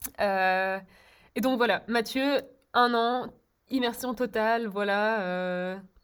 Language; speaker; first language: French; early bilingual, other home language; Czech